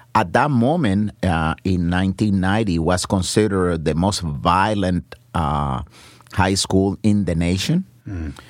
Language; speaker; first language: English; non-native, fluent; Spanish